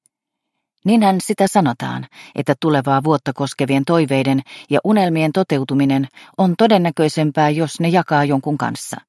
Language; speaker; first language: Finnish; native; Finnish